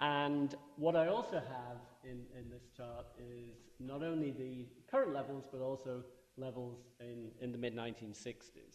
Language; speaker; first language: English; native; English